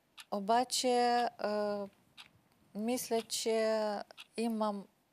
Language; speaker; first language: Bulgarian; non-native, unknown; Russian